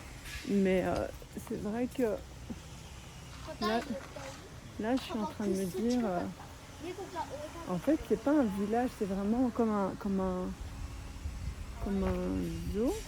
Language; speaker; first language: French; native; French